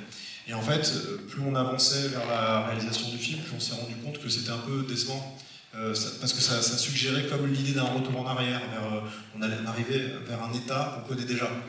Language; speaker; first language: French; native; French